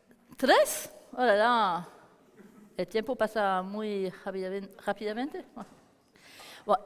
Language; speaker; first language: Spanish; non-native, learner; French